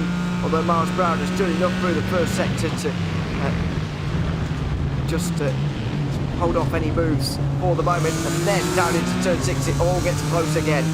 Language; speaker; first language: English; native; English